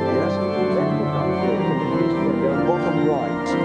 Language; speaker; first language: English; native; English